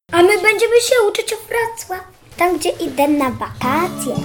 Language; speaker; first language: Polish; early bilingual, heritage; Polish